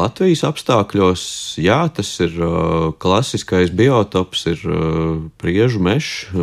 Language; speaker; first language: Latvian; native; Latvian